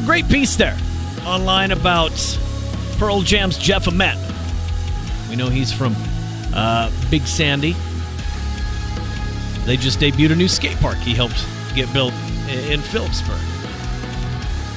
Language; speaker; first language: English; native; English